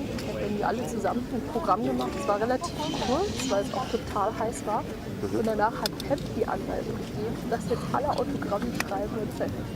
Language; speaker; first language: German; native; German